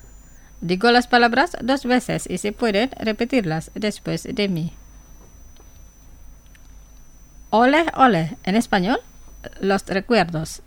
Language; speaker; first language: Spanish; non-native, fluent; Indonesian